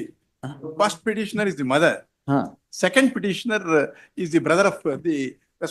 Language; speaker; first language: English; non-native, local second language; Kannada